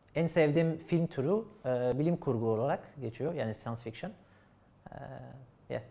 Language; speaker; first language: Turkish; non-native, fluent; French